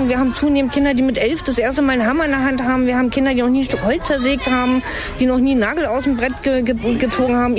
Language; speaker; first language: German; native; German